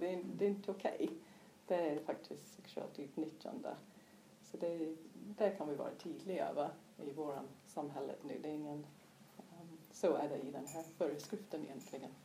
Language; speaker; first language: Swedish; non-native, fluent; English